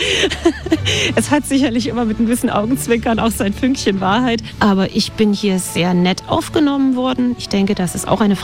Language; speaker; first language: German; native; German